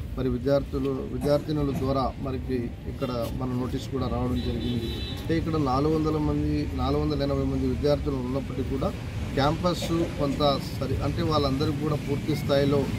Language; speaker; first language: Telugu; non-native, local second language; Lambadi